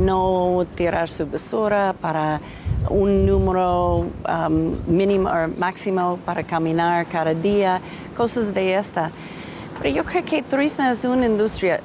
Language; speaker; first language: Spanish; non-native, learner; English